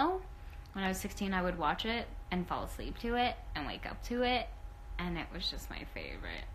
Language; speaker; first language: English; native; English